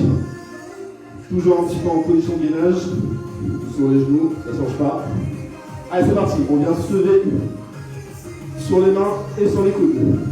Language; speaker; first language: French; native; French